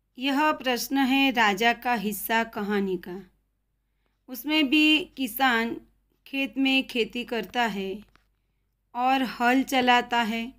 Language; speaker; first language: Hindi; non-native, local second language; Gujarati